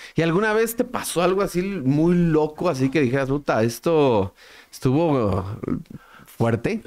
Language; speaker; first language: Spanish; native; Spanish